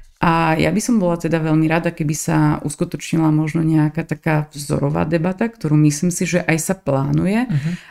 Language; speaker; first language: Slovak; native; Slovak